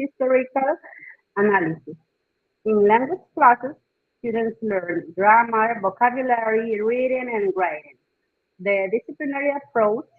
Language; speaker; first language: English; non-native, fluent; Spanish